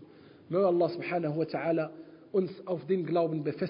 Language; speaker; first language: German; non-native, fluent; Arabic